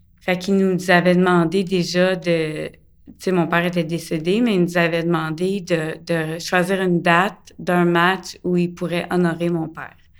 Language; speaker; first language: French; early bilingual, other home language; English